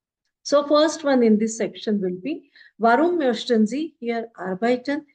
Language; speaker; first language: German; non-native, fluent; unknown